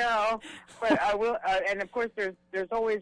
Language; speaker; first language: English; native; English